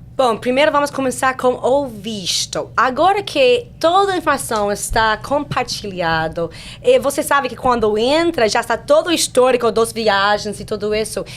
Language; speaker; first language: Portuguese; non-native, fluent; English